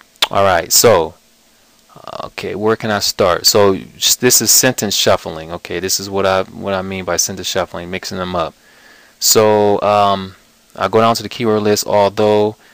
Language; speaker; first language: English; native; English